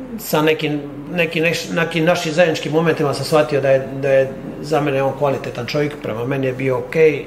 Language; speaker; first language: Croatian; native; Croatian